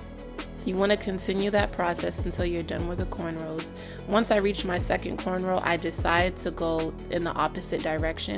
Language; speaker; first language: English; native; English